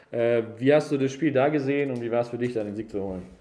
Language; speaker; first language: German; native; German